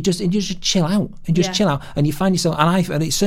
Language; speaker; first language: English; native; English